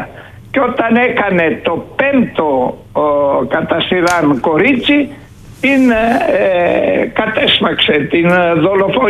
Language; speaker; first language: Greek; native; Greek